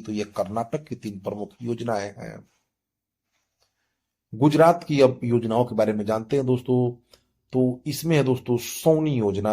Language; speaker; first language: Hindi; native; Hindi